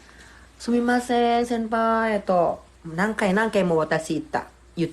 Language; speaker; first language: Japanese; non-native, learner; Indonesian